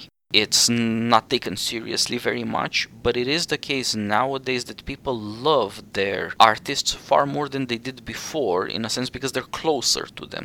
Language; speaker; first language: English; non-native, fluent; Romanian